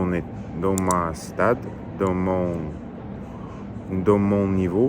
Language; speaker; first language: French; non-native, learner; Russian